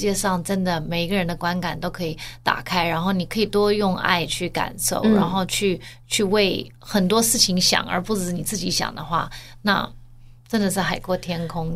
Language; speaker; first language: Chinese; early bilingual, heritage; Chinese